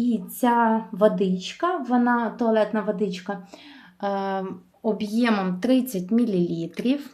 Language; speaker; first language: Ukrainian; native; Ukrainian